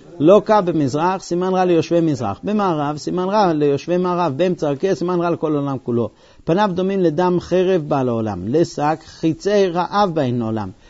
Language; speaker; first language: Hebrew; non-native, fluent; English